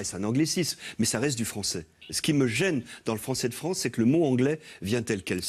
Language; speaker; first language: French; native; French